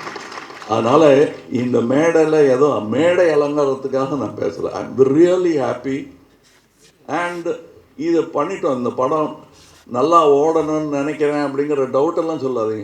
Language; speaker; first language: Tamil; native; Tamil